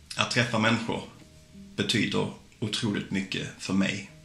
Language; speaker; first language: Swedish; native; Swedish